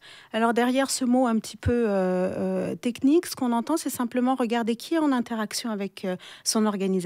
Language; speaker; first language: French; native; French